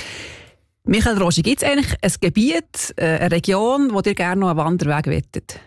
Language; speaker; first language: German; native; German